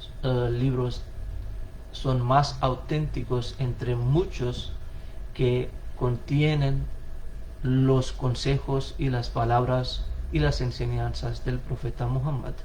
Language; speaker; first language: Spanish; non-native, fluent; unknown